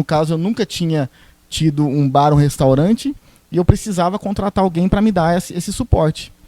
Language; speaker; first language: Portuguese; native; Portuguese